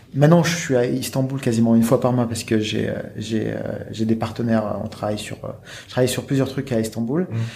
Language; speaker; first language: French; native; French